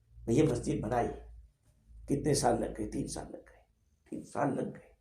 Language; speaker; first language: Urdu; non-native, local second language; Gujarati